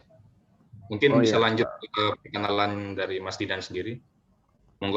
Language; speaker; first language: Indonesian; non-native, local second language; Madurese